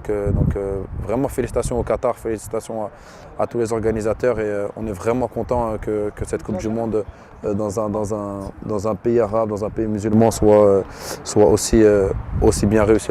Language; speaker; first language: French; early bilingual, other home language; Arabic